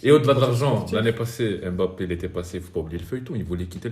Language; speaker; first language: French; native; French